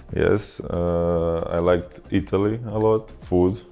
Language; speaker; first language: English; non-native, fluent; Croatian